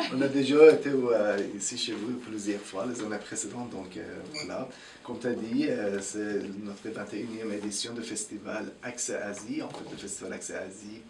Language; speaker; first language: French; non-native, fluent; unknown